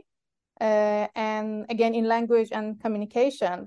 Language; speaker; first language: English; non-native, fluent; Persian